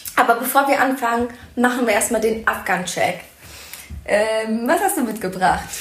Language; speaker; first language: German; early bilingual, other home language; Persian